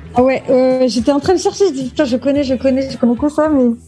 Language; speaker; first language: French; native; French